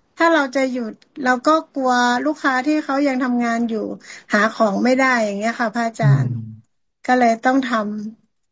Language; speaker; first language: Thai; native; Thai